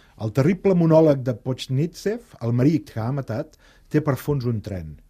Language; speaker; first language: Catalan; native; Catalan